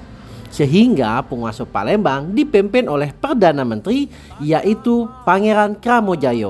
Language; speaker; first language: Indonesian; native; Indonesian